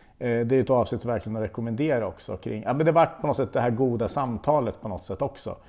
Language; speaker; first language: Swedish; native; Swedish